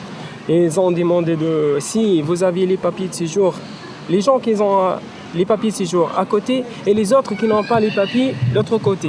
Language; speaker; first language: French; non-native, local second language; Arabic